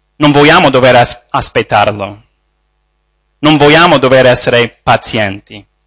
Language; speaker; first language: Italian; non-native, fluent; English